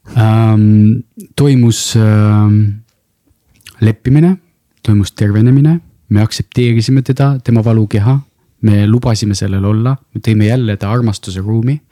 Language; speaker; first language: Estonian; non-native, local second language; Russian